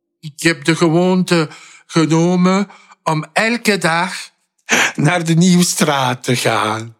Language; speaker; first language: Dutch; non-native, fluent; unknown